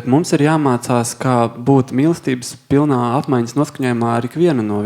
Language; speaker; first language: Latvian; native; Latvian